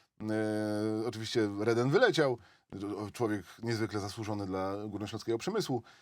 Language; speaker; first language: Polish; native; Polish